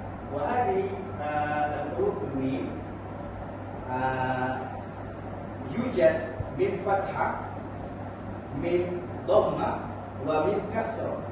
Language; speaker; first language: Arabic; non-native, learner; Malay